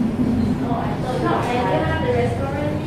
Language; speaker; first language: English; non-native, learner; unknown